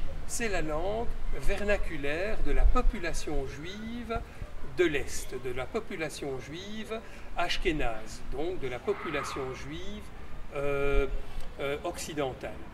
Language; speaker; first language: French; native; French